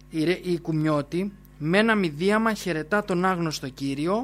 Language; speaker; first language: Greek; native; Greek